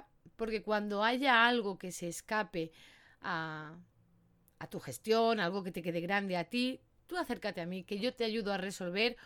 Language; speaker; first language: Spanish; native; Spanish